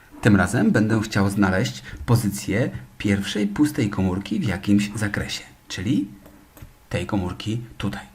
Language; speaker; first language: Polish; native; Polish